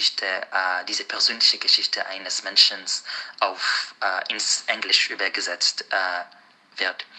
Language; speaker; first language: German; non-native, fluent; Arabic